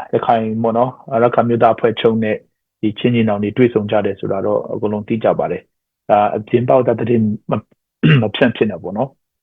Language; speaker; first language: Burmese; non-native, local second language; Hakha Chin